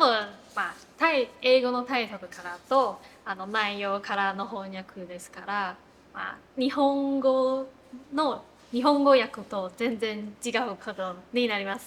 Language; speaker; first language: Japanese; non-native, fluent; Chinese